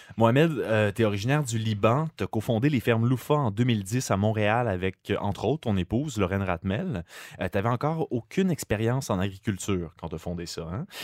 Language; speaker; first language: French; native; French